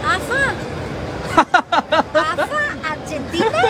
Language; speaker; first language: English; non-native, learner; Spanish